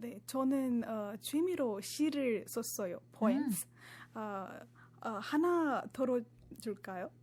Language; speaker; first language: Korean; non-native, fluent; Marathi